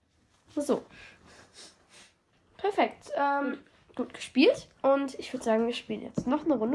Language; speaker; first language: German; native; German